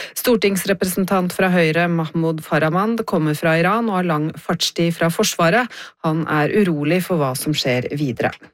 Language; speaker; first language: Norwegian; native; Norwegian